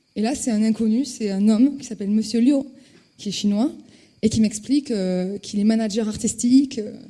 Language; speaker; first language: French; native; French